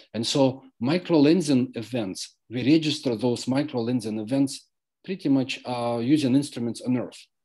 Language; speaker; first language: English; non-native, fluent; Russian